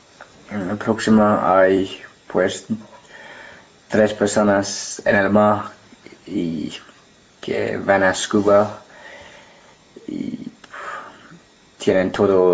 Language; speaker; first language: Spanish; non-native, learner; English